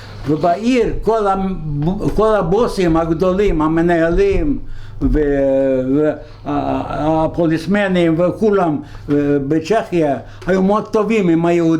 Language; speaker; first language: Hebrew; non-native, fluent; Yiddish